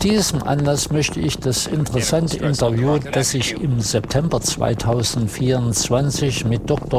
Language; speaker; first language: German; native; German